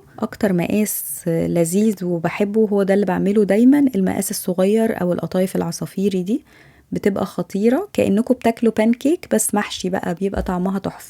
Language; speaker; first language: Arabic; native; Arabic